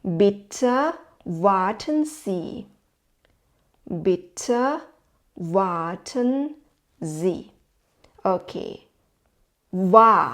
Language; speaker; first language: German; non-native, fluent; Thai